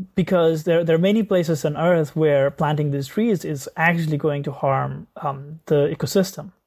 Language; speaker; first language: English; non-native, local second language; Nepali